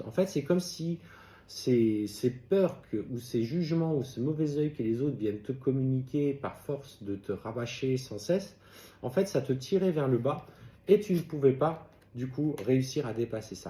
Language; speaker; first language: French; native; French